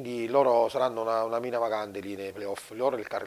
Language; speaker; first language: Italian; native; Italian